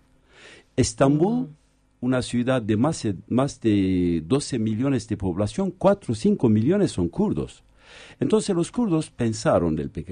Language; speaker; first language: Spanish; non-native, fluent; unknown